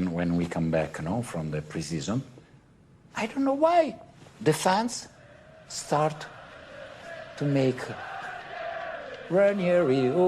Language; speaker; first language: English; non-native, fluent; Italian